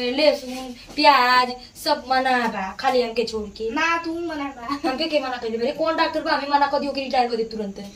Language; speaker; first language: Hindi; native; Hindi